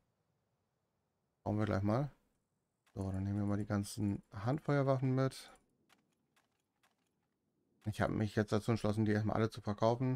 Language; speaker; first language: German; native; German